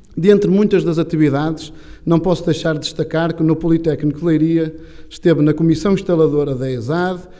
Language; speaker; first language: Portuguese; native; Portuguese